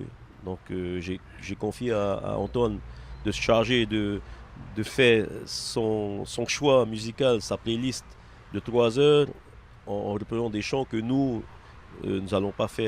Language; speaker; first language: French; native; French